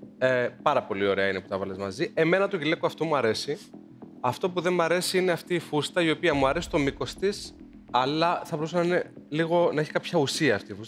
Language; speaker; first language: Greek; native; Greek